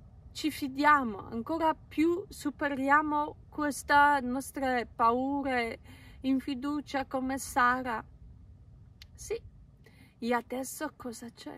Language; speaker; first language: Italian; non-native, fluent; Polish